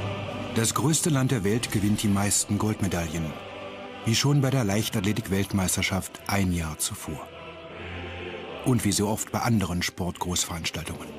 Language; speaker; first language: German; native; German